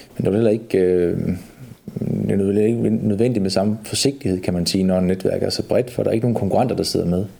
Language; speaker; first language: Danish; native; Danish